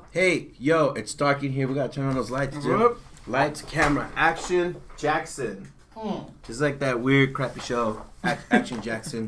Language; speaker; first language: English; native; English